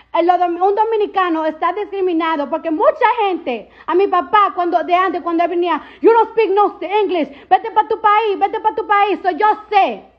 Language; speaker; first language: Spanish; early bilingual, heritage; Spanish